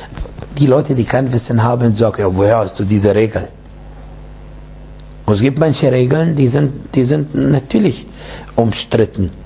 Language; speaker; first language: German; non-native, fluent; Arabic